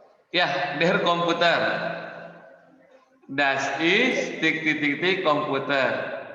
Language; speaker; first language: German; non-native, fluent; Indonesian